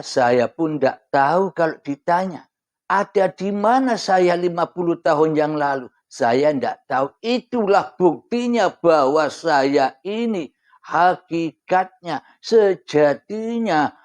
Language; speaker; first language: Indonesian; non-native, local second language; Javanese